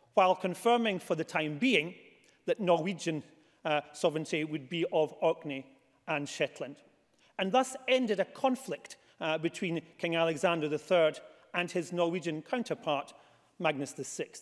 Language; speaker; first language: English; native; English